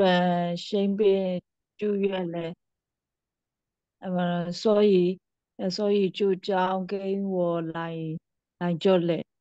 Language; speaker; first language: Chinese; non-native, learner; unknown